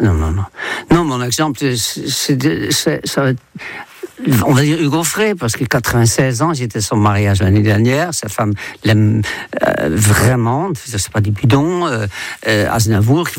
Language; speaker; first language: French; non-native, fluent; Dutch